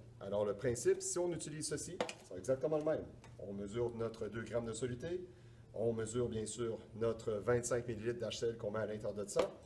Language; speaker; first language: French; native; French